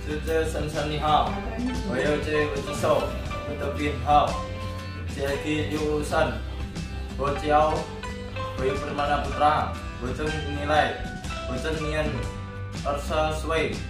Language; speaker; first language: Chinese; non-native, learner; Indonesian